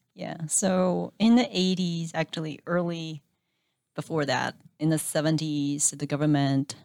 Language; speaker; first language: English; non-native, fluent; Chinese